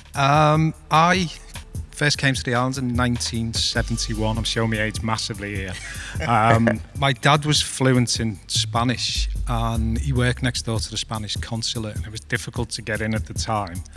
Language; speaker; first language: English; native; English